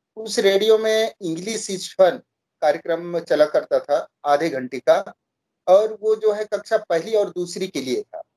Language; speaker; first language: Hindi; native; Hindi